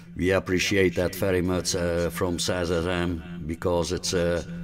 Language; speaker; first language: English; non-native, fluent; Dutch